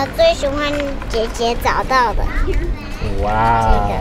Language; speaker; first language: Chinese; non-native, fluent; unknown